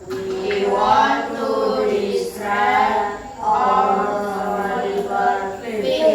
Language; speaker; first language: English; non-native, learner; Indonesian